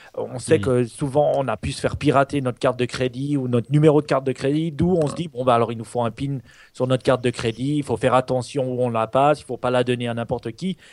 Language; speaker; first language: French; native; French